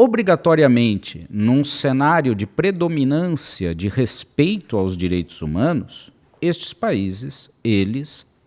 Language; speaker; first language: Portuguese; native; Portuguese